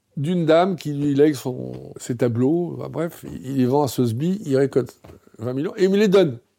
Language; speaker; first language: French; native; French